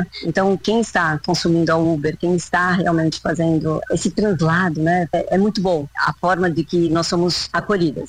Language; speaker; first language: Portuguese; native; Portuguese